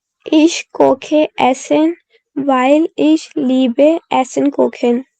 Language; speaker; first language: German; non-native, learner; Hindi